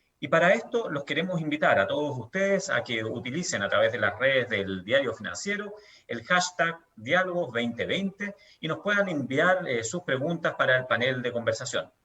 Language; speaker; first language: Spanish; native; Spanish